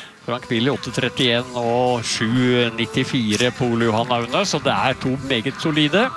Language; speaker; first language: Norwegian; native; Norwegian